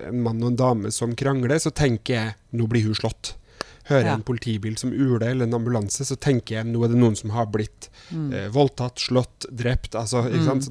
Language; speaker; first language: Norwegian; native; Norwegian